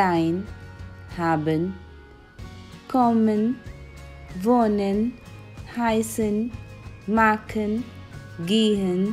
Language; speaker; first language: German; non-native, fluent; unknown